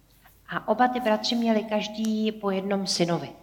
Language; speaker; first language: Czech; native; Czech